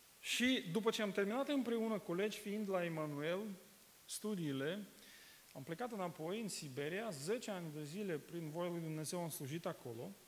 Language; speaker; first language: Romanian; non-native, fluent; Russian